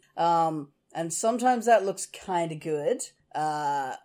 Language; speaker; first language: English; native; English